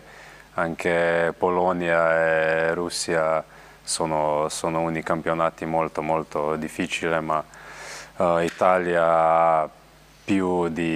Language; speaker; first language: Italian; non-native, learner; Slovenian